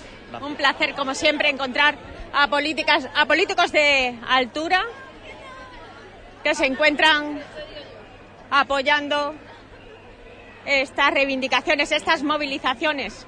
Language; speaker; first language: Spanish; native; Spanish